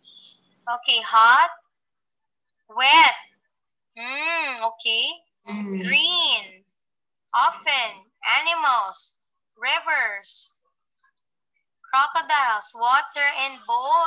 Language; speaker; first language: English; non-native, fluent; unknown